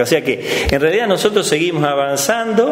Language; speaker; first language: Spanish; native; Spanish